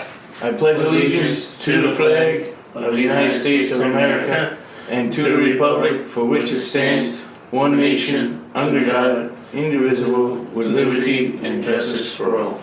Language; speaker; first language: English; native; English